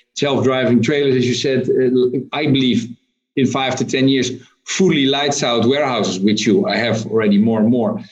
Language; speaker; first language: English; non-native, fluent; Dutch